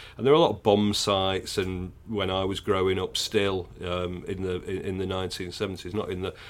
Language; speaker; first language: English; native; English